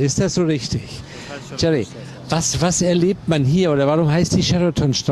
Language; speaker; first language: German; native; German